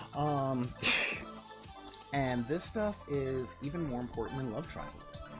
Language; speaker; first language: English; native; English